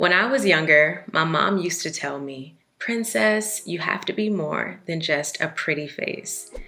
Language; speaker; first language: English; native; English